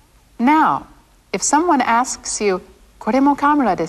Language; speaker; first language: Japanese; non-native, fluent; English